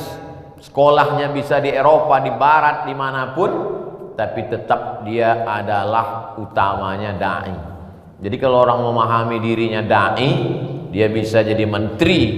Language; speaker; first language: Indonesian; non-native, local second language; Malay